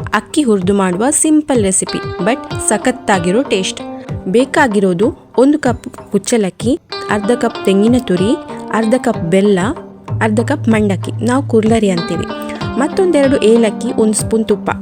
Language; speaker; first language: Kannada; non-native, local second language; Tulu